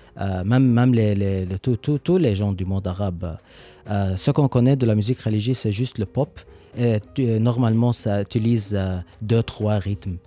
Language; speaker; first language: French; non-native, learner; Arabic